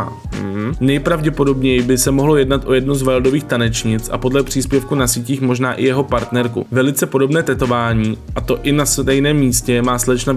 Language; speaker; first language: Czech; native; Czech